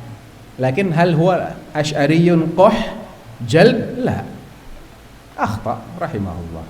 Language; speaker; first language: Arabic; non-native, fluent; Indonesian